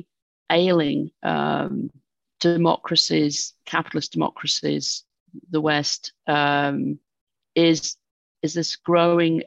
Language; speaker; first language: English; native; English